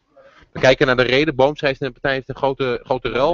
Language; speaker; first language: Dutch; native; Dutch